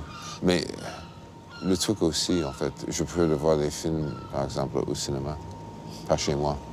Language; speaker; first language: French; non-native, fluent; English